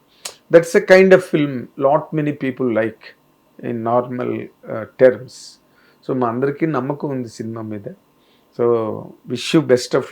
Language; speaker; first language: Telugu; native; Telugu